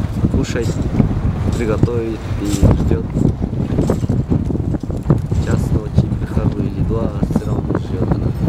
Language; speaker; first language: Russian; non-native, local second language; Kyrgyz